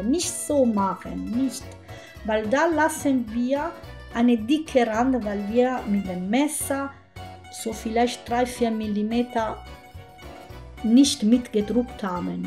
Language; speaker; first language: German; non-native, fluent; Italian